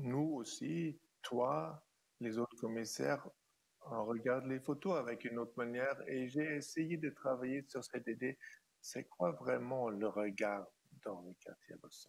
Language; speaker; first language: French; non-native, fluent; German